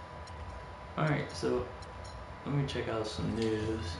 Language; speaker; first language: English; native; English